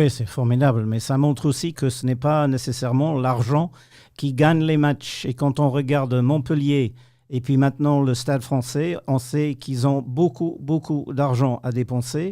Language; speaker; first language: French; non-native, fluent; English